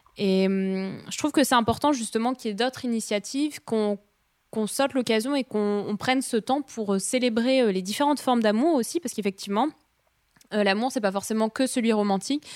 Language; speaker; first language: French; native; French